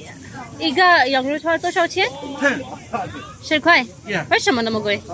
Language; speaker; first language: Chinese; non-native, learner; Urdu